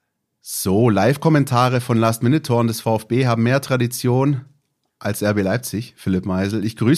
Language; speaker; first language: German; native; German